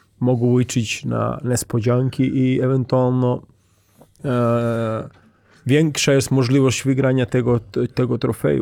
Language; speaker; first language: Polish; non-native, learner; Croatian